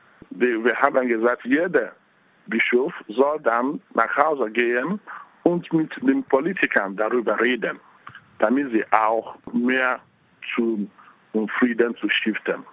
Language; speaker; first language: German; non-native, fluent; Igbo